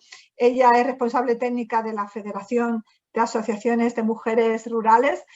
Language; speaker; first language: Spanish; native; Spanish